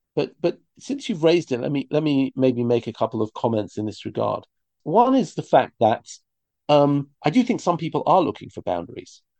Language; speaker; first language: English; native; English